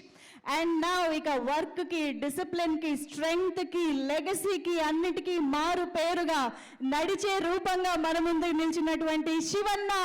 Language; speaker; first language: Telugu; native; Telugu